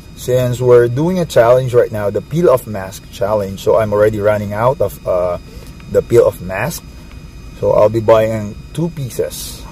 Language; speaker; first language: English; non-native, local second language; Filipino